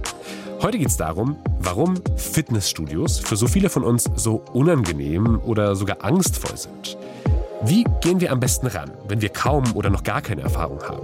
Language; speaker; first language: German; native; German